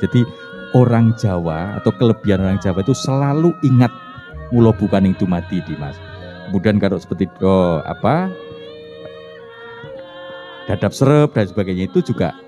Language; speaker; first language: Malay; non-native, local second language; Javanese